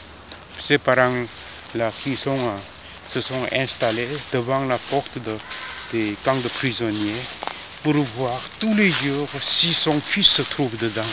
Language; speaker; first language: French; non-native, fluent; Korean